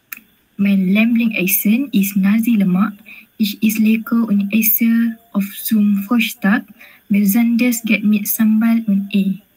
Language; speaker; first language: German; non-native, learner; Malay